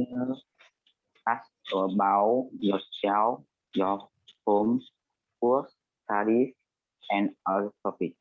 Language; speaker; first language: English; non-native, learner; Vietnamese